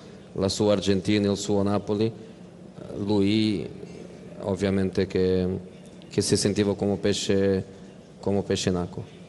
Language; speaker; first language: Italian; non-native, fluent; Portuguese